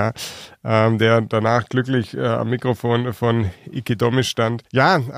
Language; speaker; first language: German; native; German